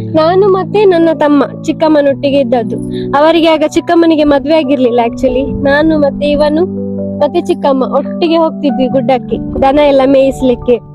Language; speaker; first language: Kannada; native; Kannada